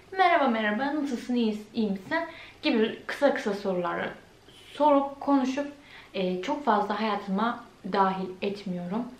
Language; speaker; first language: Turkish; early bilingual, heritage; Turkish